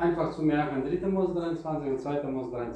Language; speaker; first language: German; non-native, fluent; Russian